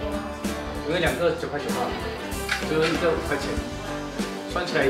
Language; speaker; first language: Chinese; native; Chinese